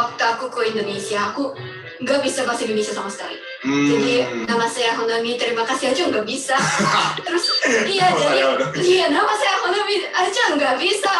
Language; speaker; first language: Indonesian; non-native, fluent; Japanese